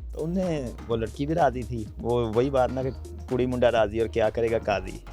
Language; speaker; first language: Urdu; non-native, local second language; Punjabi